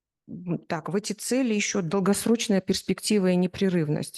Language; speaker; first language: Russian; native; Russian